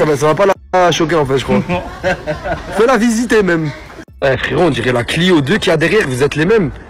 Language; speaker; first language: French; native; French